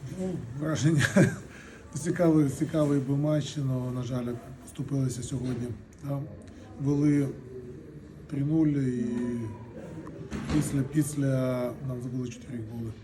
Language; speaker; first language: Ukrainian; non-native, local second language; Russian